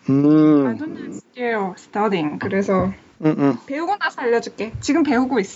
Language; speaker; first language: Korean; early bilingual, heritage; Korean